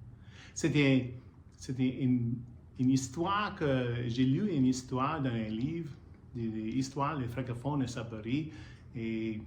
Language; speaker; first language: French; non-native, learner; English